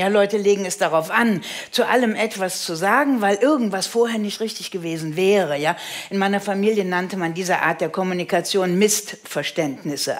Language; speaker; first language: German; native; German